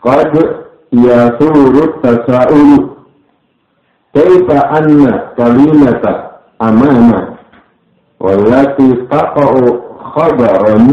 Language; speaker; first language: Arabic; non-native, fluent; Indonesian